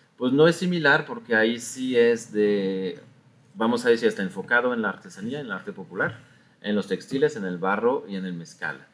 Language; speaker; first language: Spanish; non-native, fluent; French